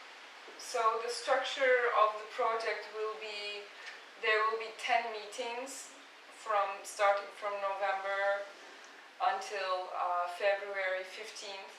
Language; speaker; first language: English; non-native, fluent; Turkish